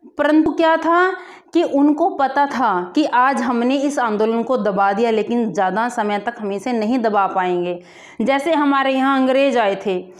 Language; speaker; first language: Hindi; native; Hindi